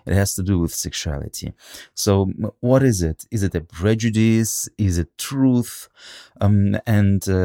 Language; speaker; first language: English; non-native, fluent; Russian